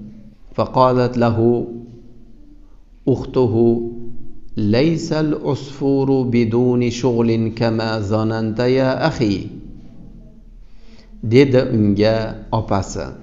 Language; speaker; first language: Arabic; non-native, fluent; Uzbek